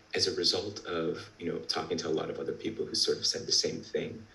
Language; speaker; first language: English; native; English